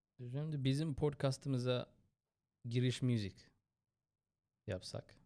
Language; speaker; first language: Turkish; non-native, fluent; Arabic